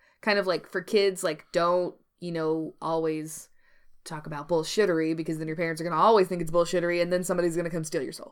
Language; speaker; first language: English; native; English